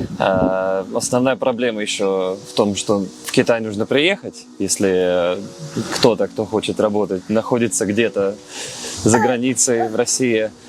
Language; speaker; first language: Russian; native; Russian